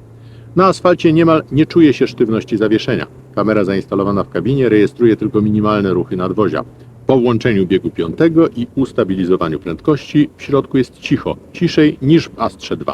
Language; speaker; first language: Polish; native; Polish